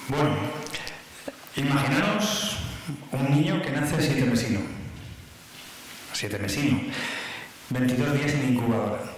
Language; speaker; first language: Spanish; native; Spanish